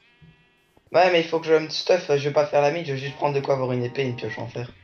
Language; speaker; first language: French; native; French